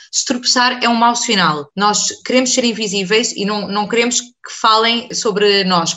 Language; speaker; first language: Portuguese; native; Portuguese